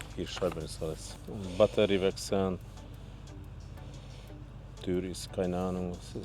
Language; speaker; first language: German; non-native, learner; Hungarian